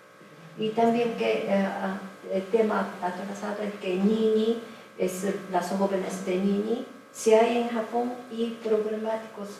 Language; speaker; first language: Spanish; non-native, fluent; Japanese